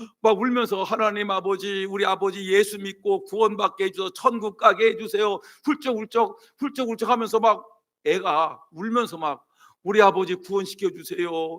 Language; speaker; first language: Korean; native; Korean